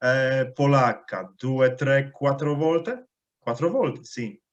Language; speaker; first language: Italian; non-native, fluent; Polish